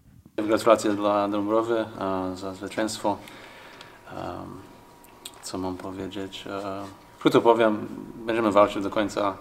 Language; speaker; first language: Polish; non-native, fluent; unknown